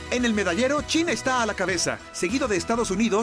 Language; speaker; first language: Spanish; native; Spanish